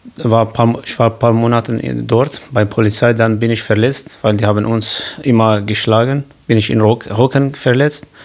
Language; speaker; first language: German; non-native, learner; Kurdish